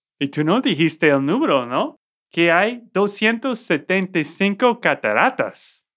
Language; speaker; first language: Spanish; non-native, fluent; English